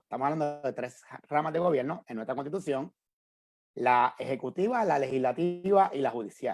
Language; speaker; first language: Spanish; native; Spanish